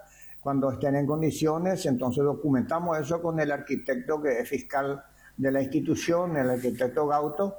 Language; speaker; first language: Spanish; native; Spanish